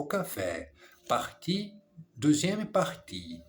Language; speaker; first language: French; non-native, learner; English